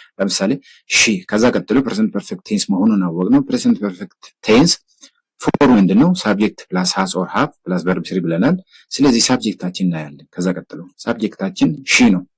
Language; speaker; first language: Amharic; native; Amharic